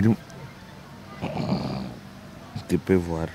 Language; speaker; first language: French; non-native, local second language; Kinyarwanda